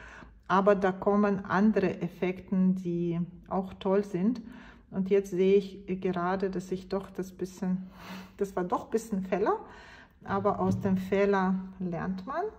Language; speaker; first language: German; non-native, fluent; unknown